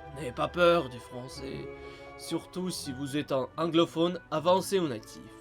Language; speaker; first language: French; non-native, fluent; Russian